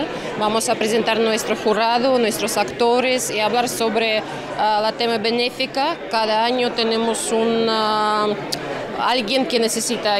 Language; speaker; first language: Spanish; non-native, learner; Russian